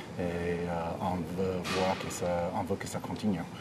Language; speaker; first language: French; non-native, fluent; English